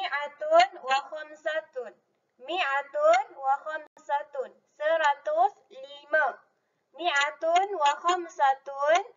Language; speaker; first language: Arabic; non-native, learner; Malay